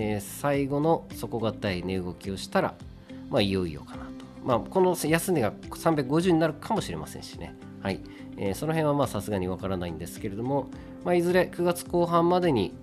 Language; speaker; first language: Japanese; native; Japanese